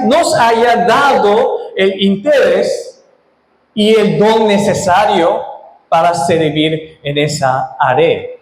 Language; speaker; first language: Spanish; non-native, fluent; Korean